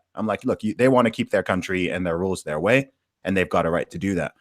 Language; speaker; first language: English; native; English